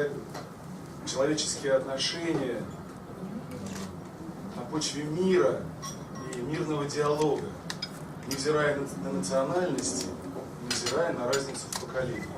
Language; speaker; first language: Russian; native; Russian